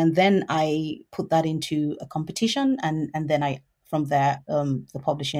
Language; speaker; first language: English; non-native, local second language; Yoruba